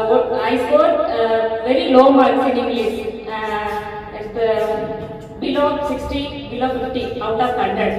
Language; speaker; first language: English; non-native, learner; Tamil